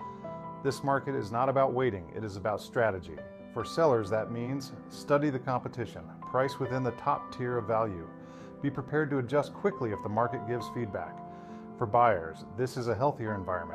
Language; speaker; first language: English; native; English